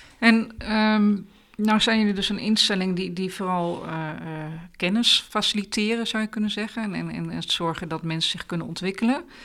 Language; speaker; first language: Dutch; native; Dutch